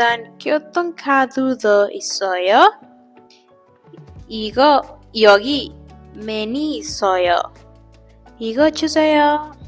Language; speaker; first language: Korean; non-native, learner; Spanish